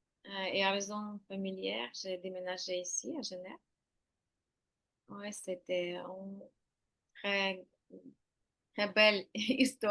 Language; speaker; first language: French; non-native, learner; Ukrainian